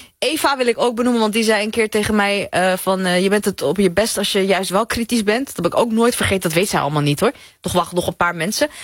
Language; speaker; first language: Dutch; early bilingual, other home language; Persian